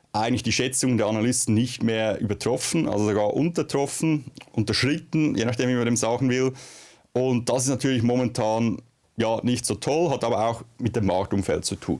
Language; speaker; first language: German; native; German